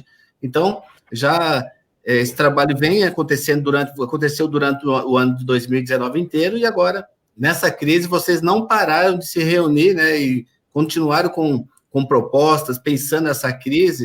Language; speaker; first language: Portuguese; native; Portuguese